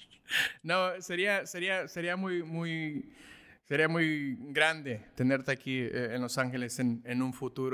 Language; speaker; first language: Spanish; early bilingual, heritage; Spanish